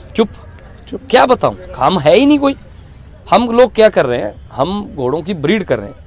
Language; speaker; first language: Hindi; native; Hindi